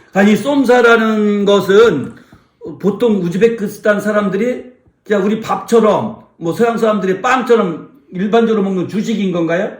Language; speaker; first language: Korean; native; Korean